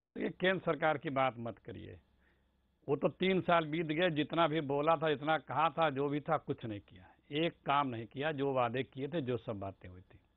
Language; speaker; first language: Hindi; native; Hindi